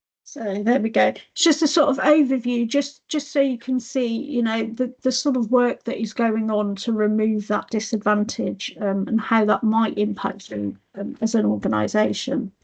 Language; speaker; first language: English; native; English